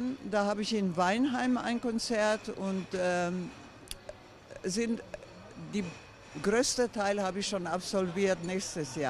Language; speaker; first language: German; non-native, fluent; Croatian